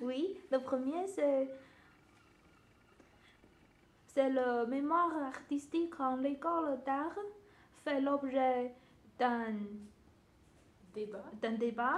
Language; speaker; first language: French; non-native, learner; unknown